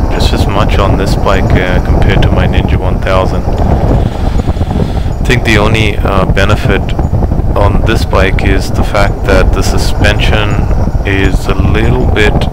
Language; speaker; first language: English; native; English